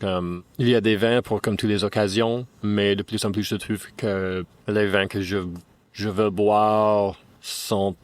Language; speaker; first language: French; non-native, fluent; English